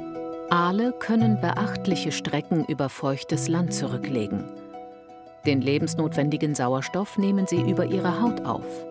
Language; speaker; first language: German; native; German